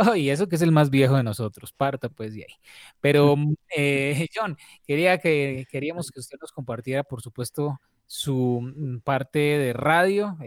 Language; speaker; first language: Spanish; native; Spanish